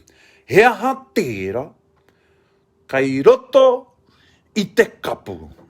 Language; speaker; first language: Māori; non-native, local second language; English